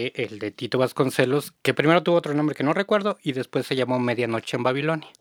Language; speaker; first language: Spanish; native; Spanish